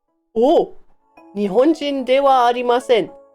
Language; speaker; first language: Japanese; non-native, learner; German